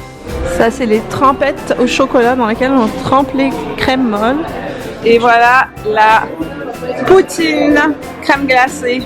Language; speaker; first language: French; native; French